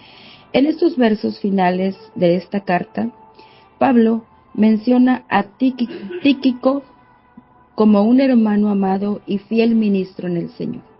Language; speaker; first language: Spanish; native; Spanish